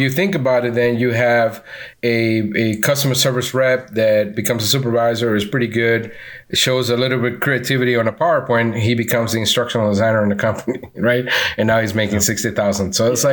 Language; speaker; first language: English; non-native, fluent; Spanish